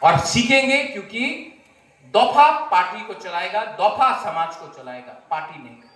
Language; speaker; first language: Hindi; non-native, local second language; Kok Borok